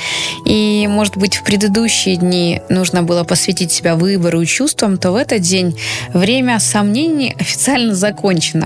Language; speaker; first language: Russian; native; Russian